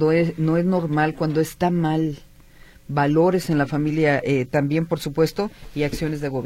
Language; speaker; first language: Spanish; native; Spanish